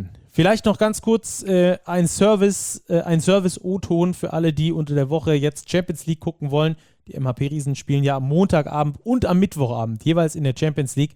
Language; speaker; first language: German; native; German